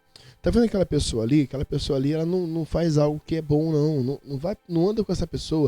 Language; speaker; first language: Portuguese; native; Portuguese